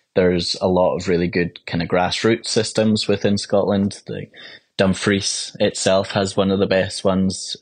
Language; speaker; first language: English; native; English